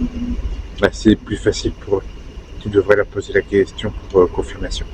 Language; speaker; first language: French; native; French